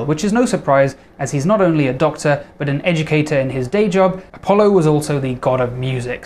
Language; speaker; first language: English; native; English